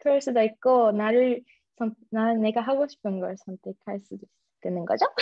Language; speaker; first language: Korean; early bilingual, heritage; Japanese